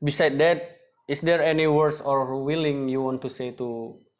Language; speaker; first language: English; non-native, learner; Indonesian